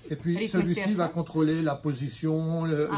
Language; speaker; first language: French; native; French